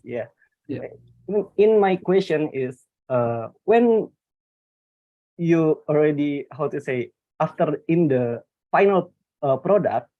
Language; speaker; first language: English; non-native, learner; Indonesian